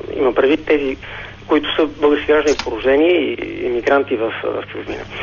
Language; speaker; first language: Bulgarian; native; Bulgarian